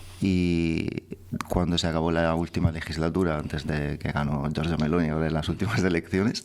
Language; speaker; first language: Spanish; non-native, fluent; Italian